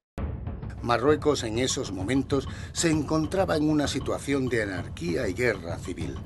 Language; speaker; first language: Spanish; native; Spanish